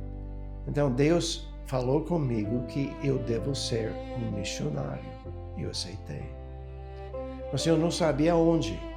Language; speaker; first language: Portuguese; non-native, fluent; English